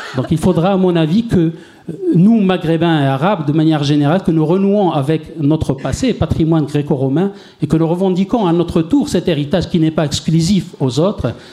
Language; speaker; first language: French; non-native, local second language; Arabic